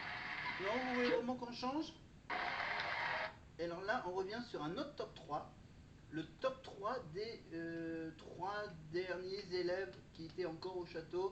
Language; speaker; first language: French; native; French